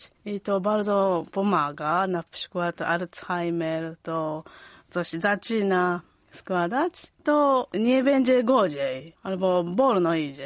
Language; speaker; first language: Polish; non-native, learner; Japanese